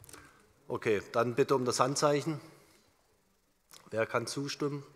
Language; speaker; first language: German; native; German